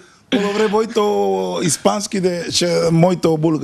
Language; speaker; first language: Bulgarian; non-native, learner; Spanish